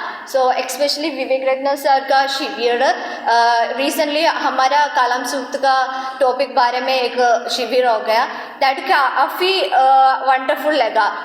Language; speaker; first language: Hindi; non-native, local second language; Malayalam